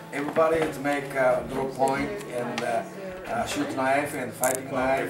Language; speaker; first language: English; non-native, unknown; Japanese